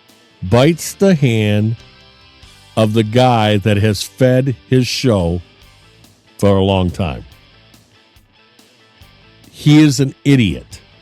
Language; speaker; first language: English; native; English